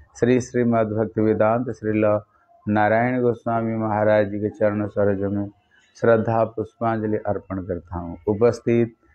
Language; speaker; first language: Hindi; non-native, local second language; Bangla